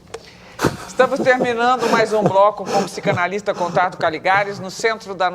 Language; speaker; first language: Portuguese; native; Portuguese